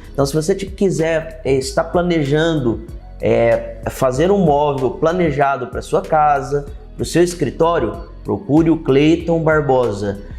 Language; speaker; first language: Portuguese; native; Portuguese